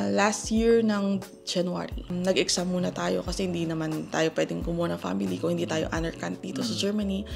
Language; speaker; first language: Filipino; native; Filipino